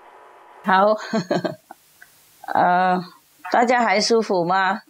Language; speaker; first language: Chinese; non-native, fluent; Vietnamese